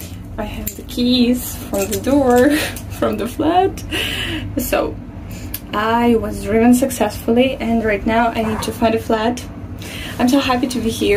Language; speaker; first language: English; non-native, fluent; Russian